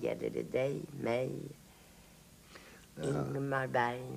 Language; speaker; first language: Swedish; native; Swedish